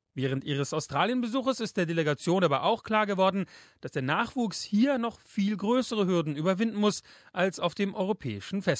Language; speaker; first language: German; native; German